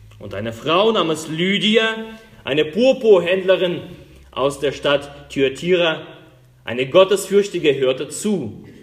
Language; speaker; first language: German; non-native, fluent; Russian